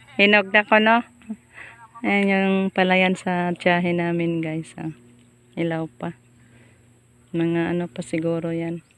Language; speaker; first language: Filipino; non-native, local second language; Cebuano